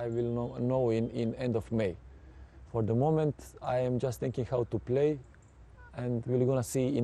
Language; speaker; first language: English; non-native, fluent; Serbian